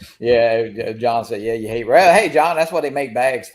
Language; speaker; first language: English; native; English